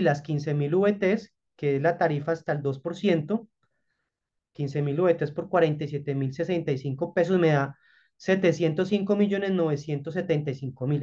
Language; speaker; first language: Spanish; native; Spanish